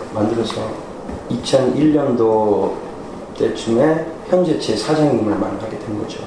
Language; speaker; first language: Korean; early bilingual, heritage; Korean